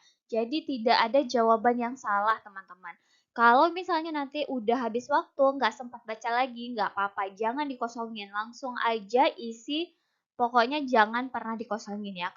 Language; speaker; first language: Indonesian; native; Indonesian